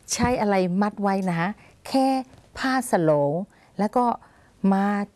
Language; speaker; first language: Thai; non-native, fluent; Burmese